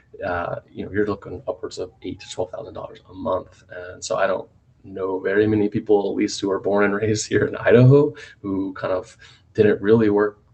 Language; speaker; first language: English; native; English